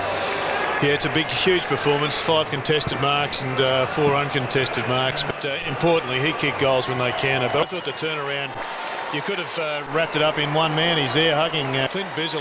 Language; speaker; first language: English; native; English